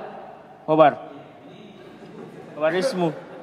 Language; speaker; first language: Arabic; non-native, learner; Indonesian